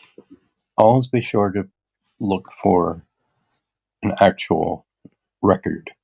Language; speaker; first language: English; native; English